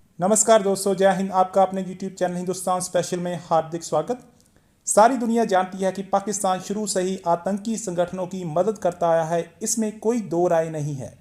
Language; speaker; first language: Hindi; native; Hindi